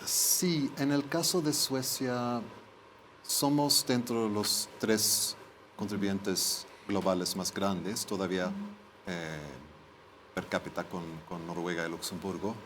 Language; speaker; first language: Spanish; non-native, fluent; Swedish